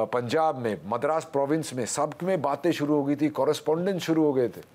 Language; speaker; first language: Hindi; native; Hindi